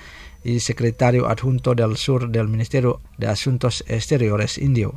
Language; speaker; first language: Spanish; non-native, fluent; Indonesian